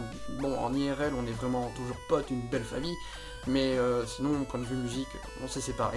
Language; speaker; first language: French; native; French